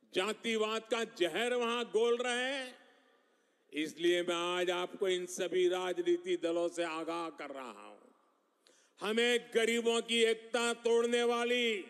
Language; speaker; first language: Hindi; non-native, local second language; Gujarati